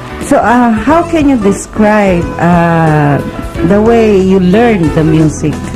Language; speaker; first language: English; non-native, local second language; Filipino